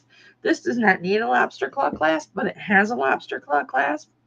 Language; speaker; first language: English; native; English